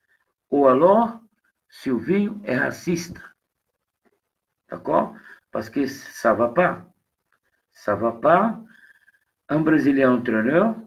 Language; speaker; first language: French; non-native, fluent; Portuguese